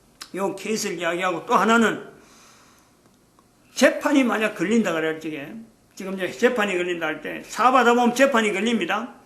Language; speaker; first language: Korean; native; Korean